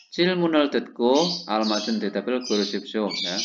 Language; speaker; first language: Korean; non-native, fluent; Indonesian